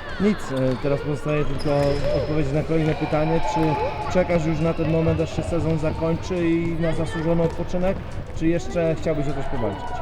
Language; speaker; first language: Polish; native; Polish